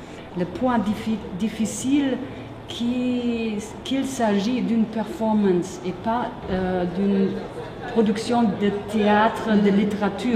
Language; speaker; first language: French; non-native, fluent; German